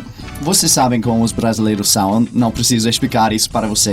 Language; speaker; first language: Portuguese; non-native, fluent; English